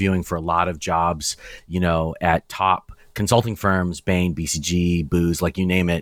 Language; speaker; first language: English; native; English